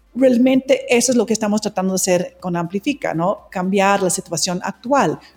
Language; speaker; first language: Spanish; non-native, fluent; English